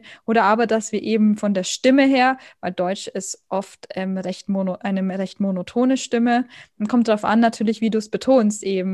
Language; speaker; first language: German; native; German